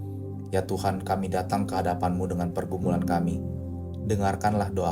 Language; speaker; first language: Indonesian; native; Indonesian